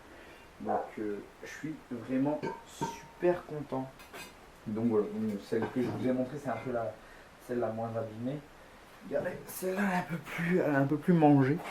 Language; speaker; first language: French; native; French